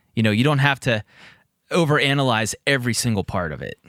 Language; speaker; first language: English; native; English